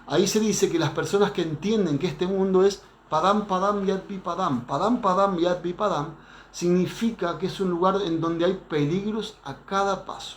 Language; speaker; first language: Spanish; native; Spanish